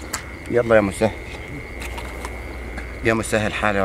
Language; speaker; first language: Arabic; native; Arabic